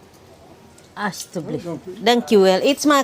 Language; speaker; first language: Dutch; non-native, fluent; Indonesian